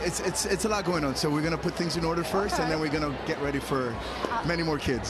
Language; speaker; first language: English; non-native, local second language; Spanish